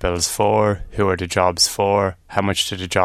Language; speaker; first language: English; native; English